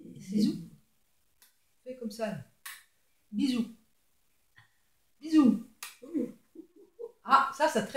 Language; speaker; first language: French; native; French